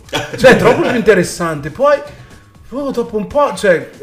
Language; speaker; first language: Italian; early bilingual, other home language; Yoruba